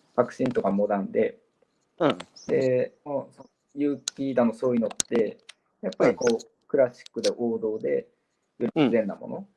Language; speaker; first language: Japanese; native; Japanese